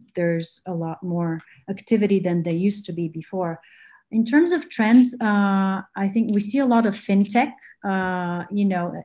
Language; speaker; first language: English; non-native, fluent; Bulgarian